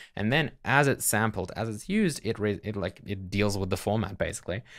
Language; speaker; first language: English; native; English